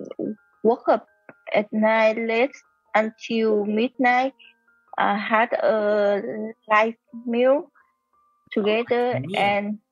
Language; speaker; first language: English; non-native, learner; Vietnamese